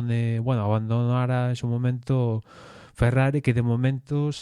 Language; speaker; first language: Spanish; native; Spanish